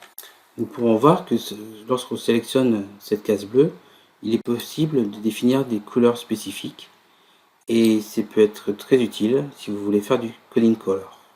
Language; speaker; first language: French; native; French